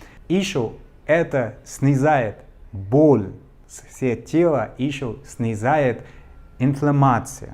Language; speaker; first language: Russian; non-native, learner; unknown